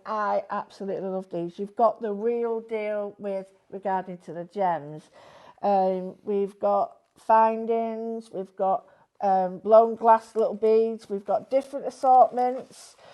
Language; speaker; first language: English; native; English